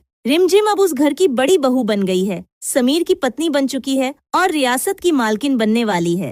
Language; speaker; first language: Hindi; native; Hindi